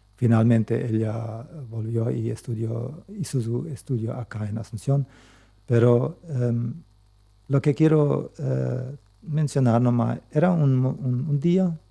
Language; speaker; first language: Spanish; non-native, local second language; Plautdietsch